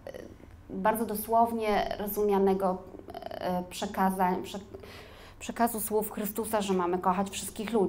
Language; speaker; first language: Polish; native; Polish